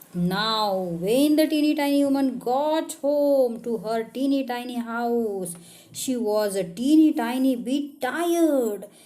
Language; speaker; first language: English; non-native, local second language; Marathi